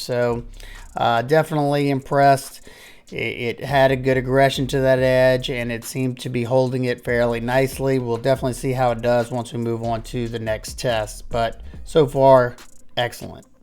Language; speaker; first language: English; native; English